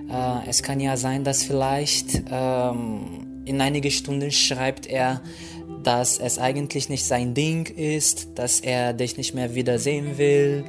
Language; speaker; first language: German; non-native, fluent; Portuguese